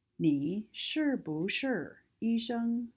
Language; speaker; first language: Chinese; non-native, fluent; English